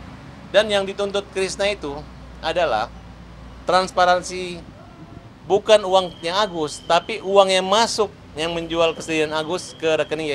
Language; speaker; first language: Indonesian; native; Indonesian